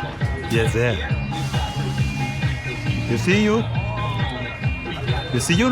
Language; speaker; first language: English; non-native, learner; French